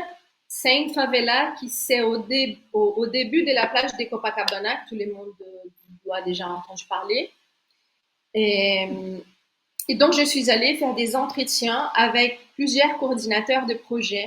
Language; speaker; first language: French; non-native, fluent; Portuguese